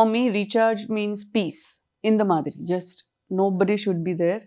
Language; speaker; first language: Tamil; non-native, fluent; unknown